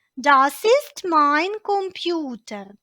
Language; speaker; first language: German; non-native, fluent; Ukrainian